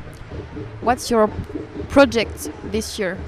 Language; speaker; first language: English; non-native, learner; French